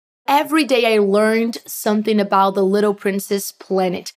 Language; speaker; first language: English; non-native, fluent; Portuguese